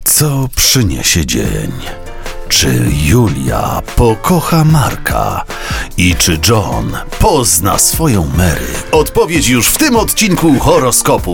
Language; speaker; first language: Polish; native; Polish